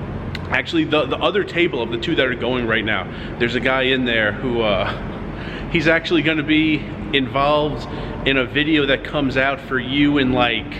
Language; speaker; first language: English; native; English